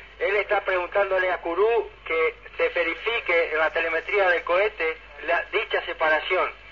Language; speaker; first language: Spanish; native; Spanish